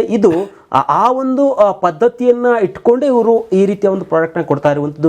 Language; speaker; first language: Kannada; native; Kannada